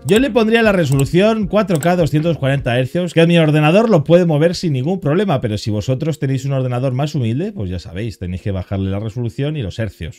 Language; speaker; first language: Spanish; native; Spanish